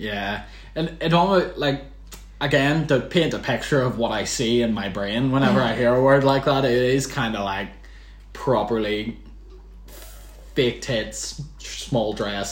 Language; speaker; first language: English; native; English